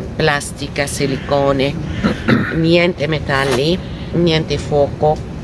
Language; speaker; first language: Italian; non-native, fluent; Arabic